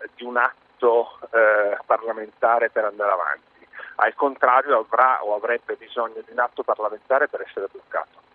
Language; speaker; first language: Italian; native; Italian